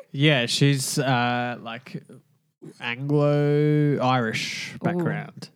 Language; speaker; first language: English; native; English